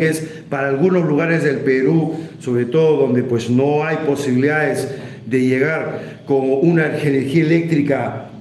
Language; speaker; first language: Spanish; native; Spanish